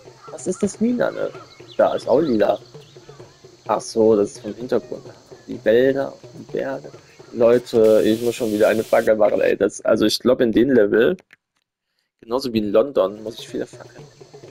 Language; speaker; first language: German; native; German